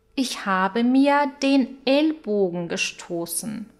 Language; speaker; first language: German; non-native, fluent; Russian